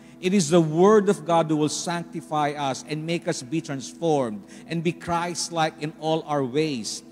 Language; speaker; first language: English; non-native, local second language; Filipino